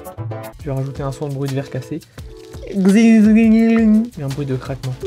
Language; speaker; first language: French; native; French